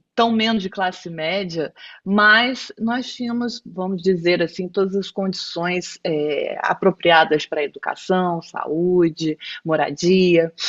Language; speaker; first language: Portuguese; native; Portuguese